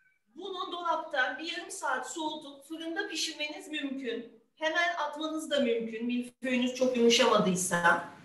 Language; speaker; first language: Turkish; native; Turkish